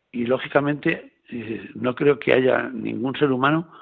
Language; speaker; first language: Spanish; native; Spanish